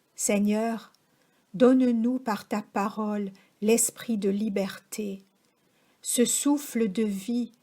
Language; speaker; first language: French; native; French